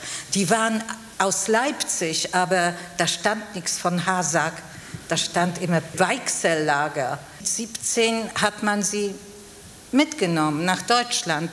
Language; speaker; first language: German; non-native, fluent; Polish